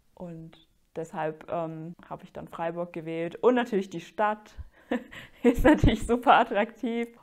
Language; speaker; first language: German; non-native, fluent; Finnish